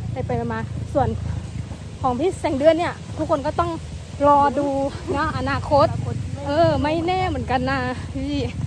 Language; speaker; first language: Thai; native; Thai